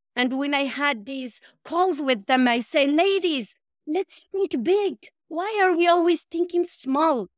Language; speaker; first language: English; non-native, fluent; Arabic